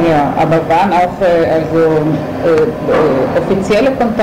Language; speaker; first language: German; non-native, fluent; Hebrew